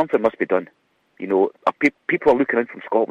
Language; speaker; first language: English; native; English